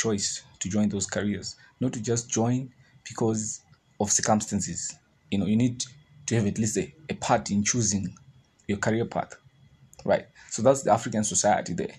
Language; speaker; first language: English; non-native, local second language; Shona